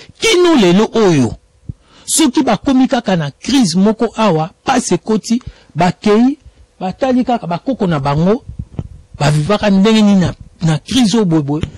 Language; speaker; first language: Lingala; non-native, local second language; Kongo